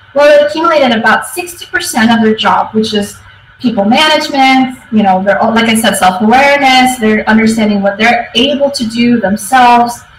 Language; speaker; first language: English; native; English